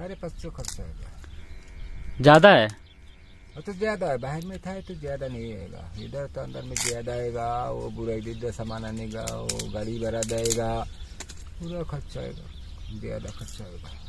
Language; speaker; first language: Hindi; non-native, learner; Bangla